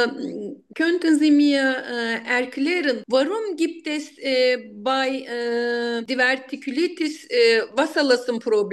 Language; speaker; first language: German; non-native, learner; Turkish